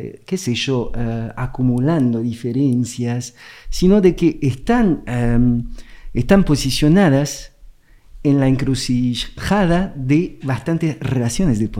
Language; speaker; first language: Spanish; non-native, fluent; French